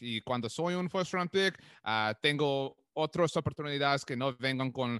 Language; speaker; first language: Spanish; non-native, learner; English